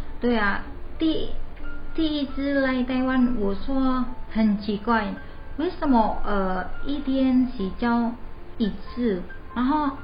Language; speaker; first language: Chinese; non-native, learner; Indonesian